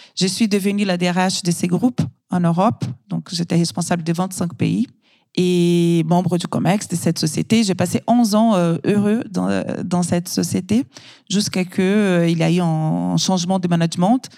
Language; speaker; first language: French; non-native, fluent; Portuguese